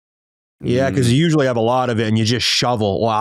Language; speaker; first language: English; native; English